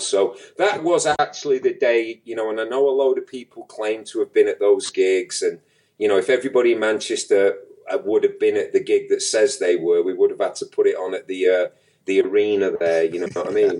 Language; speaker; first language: English; native; English